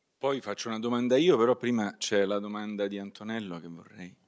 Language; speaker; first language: Italian; native; Italian